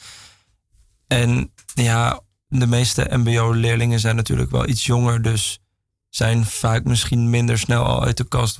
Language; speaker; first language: Dutch; native; Dutch